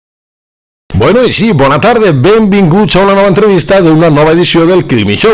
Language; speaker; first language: Catalan; native; Catalan